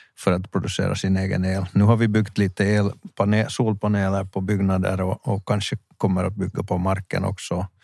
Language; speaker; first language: Swedish; native; Swedish